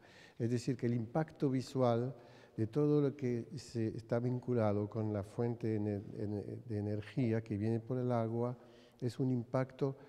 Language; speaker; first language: Spanish; non-native, fluent; French